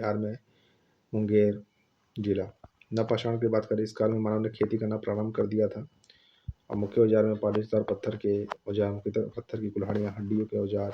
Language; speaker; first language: Hindi; native; Hindi